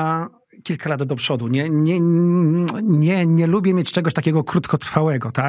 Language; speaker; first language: Polish; native; Polish